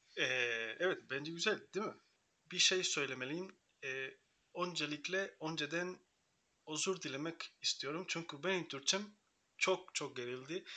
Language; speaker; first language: Turkish; non-native, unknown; Spanish